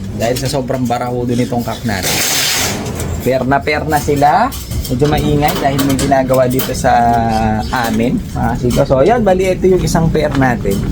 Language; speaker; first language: Filipino; native; Filipino